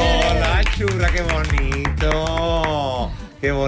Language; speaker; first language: Spanish; native; Spanish